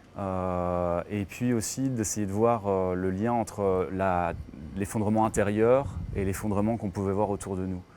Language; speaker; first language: French; native; French